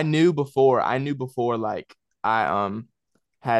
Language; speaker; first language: English; native; English